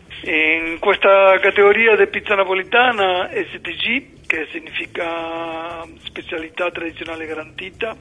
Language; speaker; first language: Italian; non-native, learner; Spanish